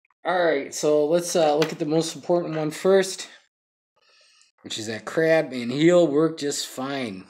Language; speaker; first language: English; native; English